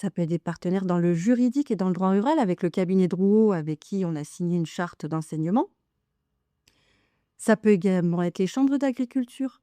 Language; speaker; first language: French; native; French